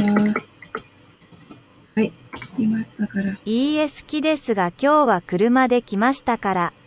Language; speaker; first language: Japanese; non-native, learner; Vietnamese